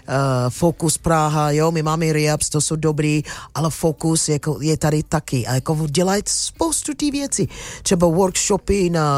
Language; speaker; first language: Czech; non-native, fluent; English